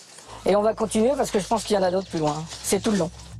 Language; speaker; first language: French; native; French